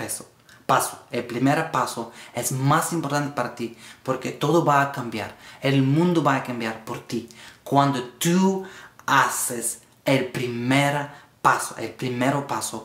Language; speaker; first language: Spanish; non-native, learner; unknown